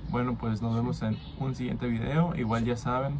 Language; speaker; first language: Spanish; native; Spanish